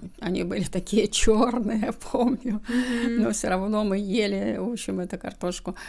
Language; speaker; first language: Russian; native; Russian